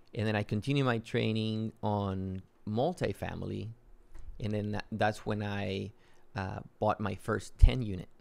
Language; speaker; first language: English; non-native, fluent; Spanish